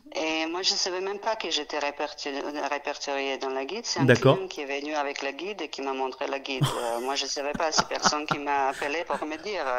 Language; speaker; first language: French; non-native, fluent; Serbian